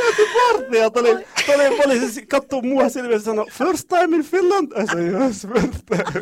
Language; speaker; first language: Finnish; non-native, learner; Arabic